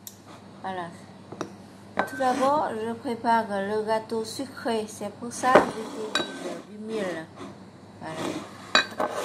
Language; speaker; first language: French; non-native, learner; Vietnamese